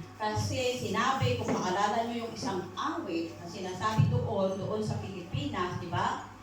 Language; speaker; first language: Filipino; non-native, local second language; Iloko